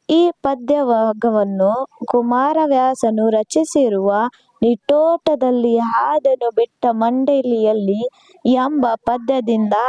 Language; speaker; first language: Kannada; non-native, local second language; Urdu